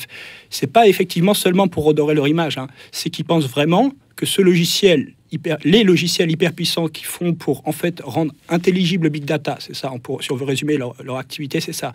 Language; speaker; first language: French; native; French